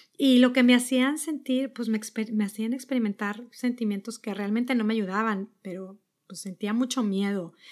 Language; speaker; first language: Spanish; native; Spanish